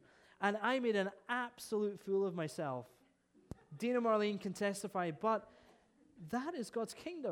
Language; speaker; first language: English; native; English